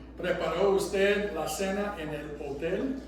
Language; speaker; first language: Spanish; non-native, fluent; English